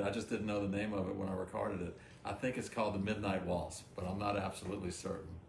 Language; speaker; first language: English; early bilingual, other home language; French